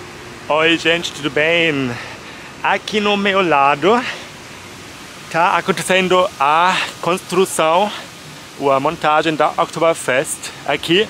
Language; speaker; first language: Portuguese; non-native, fluent; German